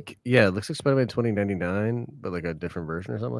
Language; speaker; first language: English; native; English